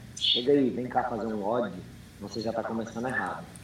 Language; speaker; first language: Portuguese; early bilingual, heritage; English